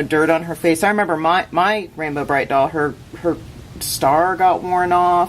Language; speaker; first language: English; native; English